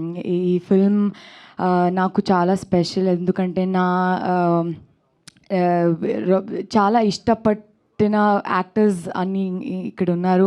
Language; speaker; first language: Telugu; non-native, local second language; Kannada